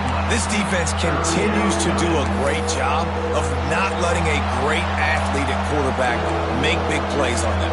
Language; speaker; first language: English; native; English